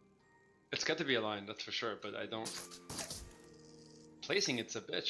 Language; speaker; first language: English; native; English